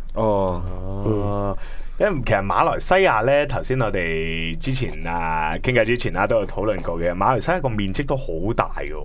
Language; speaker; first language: Cantonese; native; Cantonese